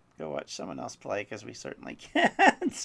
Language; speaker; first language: English; native; English